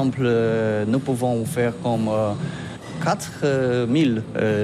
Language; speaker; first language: French; non-native, learner; Polish